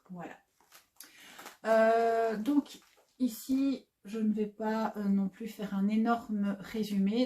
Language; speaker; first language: French; native; French